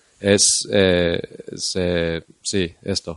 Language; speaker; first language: Spanish; non-native, learner; English